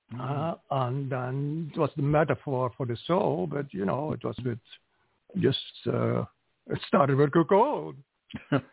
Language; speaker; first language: English; non-native, fluent; Dutch